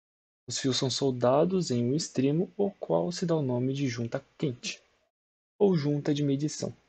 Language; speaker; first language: Portuguese; native; Portuguese